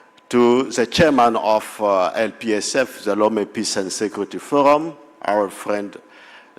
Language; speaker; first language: English; non-native, fluent; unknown